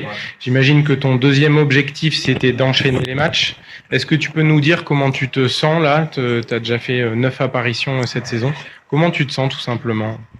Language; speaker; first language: French; native; French